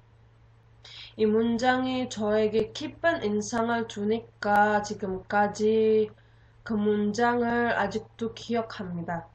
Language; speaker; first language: Korean; non-native, learner; Indonesian